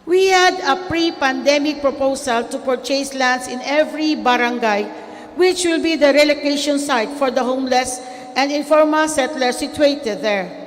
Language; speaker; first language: English; non-native, local second language; Filipino